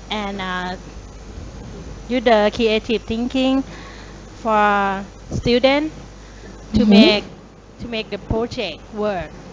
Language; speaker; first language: English; non-native, learner; Thai